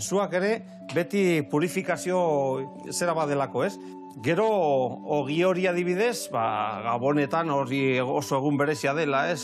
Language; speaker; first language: Basque; native; Basque